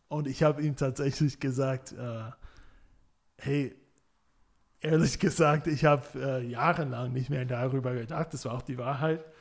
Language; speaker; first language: German; non-native, fluent; English